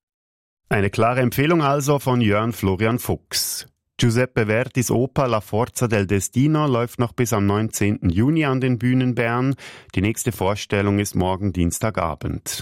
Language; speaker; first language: German; native; German